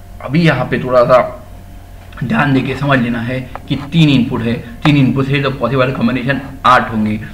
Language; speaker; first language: Hindi; non-native, local second language; Marathi